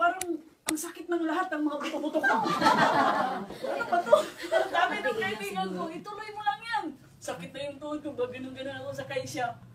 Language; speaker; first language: Filipino; non-native, local second language; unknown